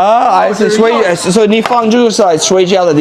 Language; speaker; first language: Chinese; non-native, learner; English